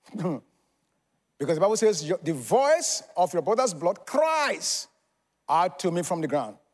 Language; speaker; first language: English; non-native, local second language; Yoruba